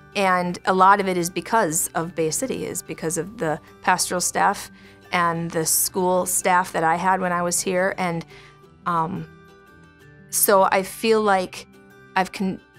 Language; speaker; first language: English; native; English